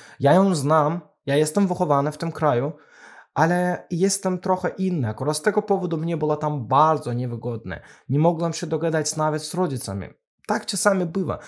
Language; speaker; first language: Polish; non-native, fluent; Azerbaijani